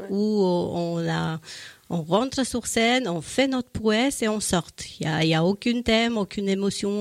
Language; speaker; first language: French; native; French